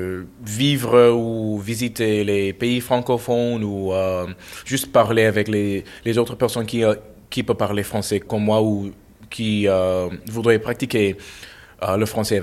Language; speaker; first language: French; non-native, fluent; English